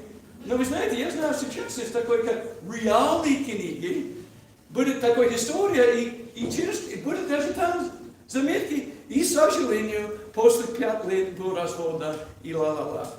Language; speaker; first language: Russian; non-native, learner; English